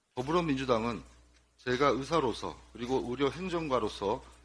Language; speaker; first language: Korean; native; Korean